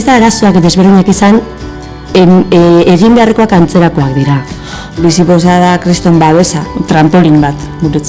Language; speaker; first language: Basque; native; Basque